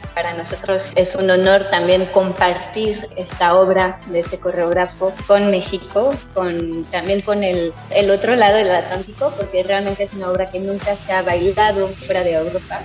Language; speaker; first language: Spanish; non-native, fluent; French